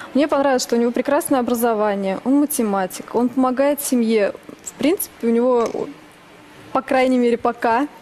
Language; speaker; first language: Russian; native; Russian